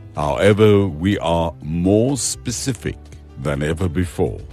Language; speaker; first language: English; non-native, local second language; Afrikaans